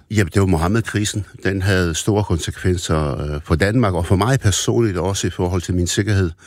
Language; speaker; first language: Danish; early bilingual, other home language; Arabic